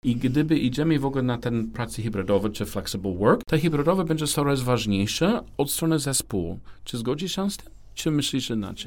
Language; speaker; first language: Polish; non-native, learner; English